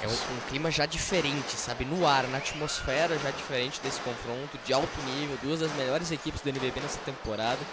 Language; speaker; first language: Portuguese; native; Portuguese